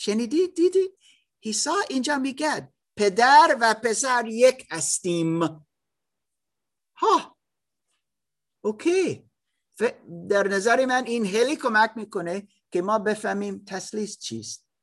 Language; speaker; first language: Persian; non-native, learner; German